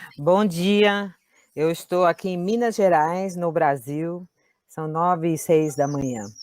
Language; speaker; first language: Portuguese; non-native, fluent; Chinese